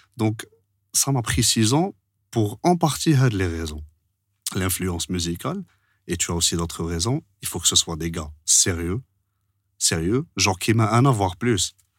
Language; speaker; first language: French; non-native, local second language; Arabic